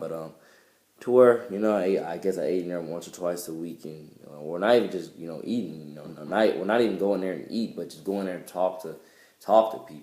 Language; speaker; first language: English; native; English